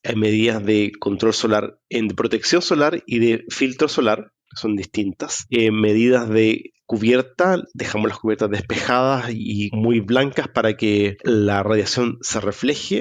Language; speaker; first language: Spanish; native; Spanish